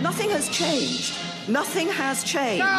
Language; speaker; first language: English; native; English